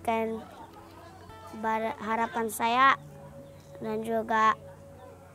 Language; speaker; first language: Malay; non-native, local second language; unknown